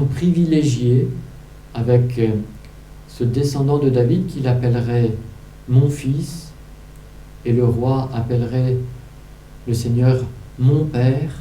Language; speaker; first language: French; native; French